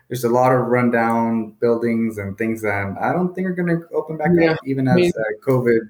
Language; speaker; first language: English; native; English